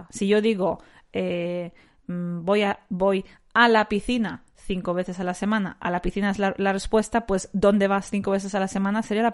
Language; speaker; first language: Spanish; native; Spanish